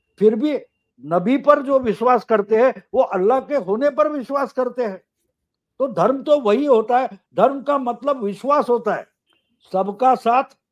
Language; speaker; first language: Hindi; non-native, local second language; Marathi